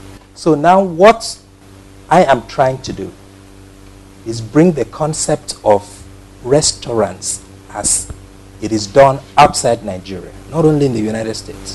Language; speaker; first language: English; non-native, local second language; Ibibio